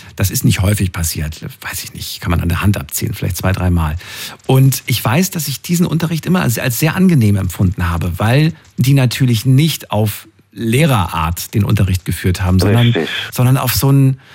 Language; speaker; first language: German; native; German